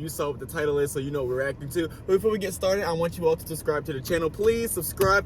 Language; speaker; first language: English; native; English